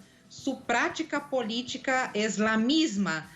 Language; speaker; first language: Portuguese; non-native, local second language; Spanish